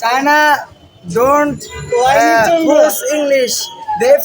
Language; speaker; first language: English; non-native, local second language; Bangla